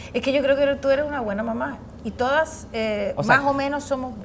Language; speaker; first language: Spanish; native; Spanish